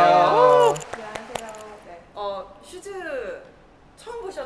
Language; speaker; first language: Korean; native; Korean